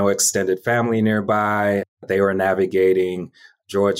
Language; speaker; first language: English; native; English